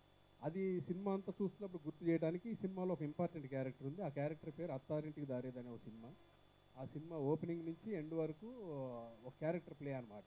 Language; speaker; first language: Telugu; native; Telugu